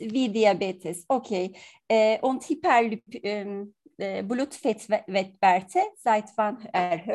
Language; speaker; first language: German; non-native, learner; Turkish